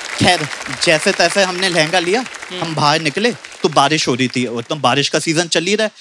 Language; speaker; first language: Hindi; native; Hindi